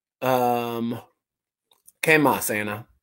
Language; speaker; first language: Spanish; non-native, fluent; English